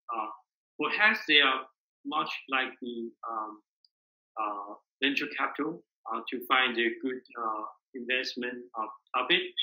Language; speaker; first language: English; non-native, learner; Chinese